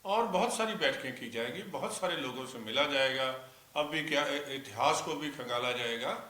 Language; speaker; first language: Hindi; non-native, local second language; Punjabi